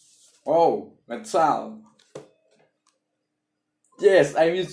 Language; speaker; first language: English; non-native, learner; Indonesian